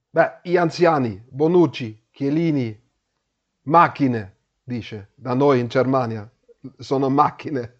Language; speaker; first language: Italian; non-native, learner; German